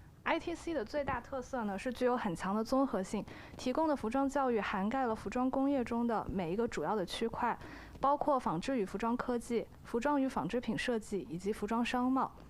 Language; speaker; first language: Chinese; native; Chinese